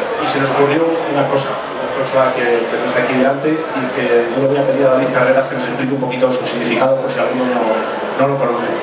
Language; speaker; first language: Spanish; native; Spanish